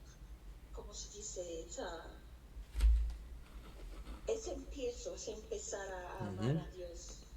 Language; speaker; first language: Spanish; early bilingual, heritage; Spanish